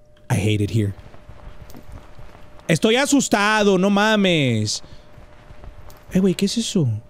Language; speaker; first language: Spanish; early bilingual, heritage; Spanish